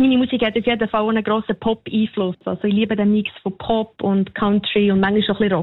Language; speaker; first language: German; native; German